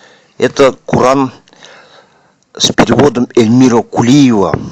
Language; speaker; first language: Russian; non-native, local second language; Kazakh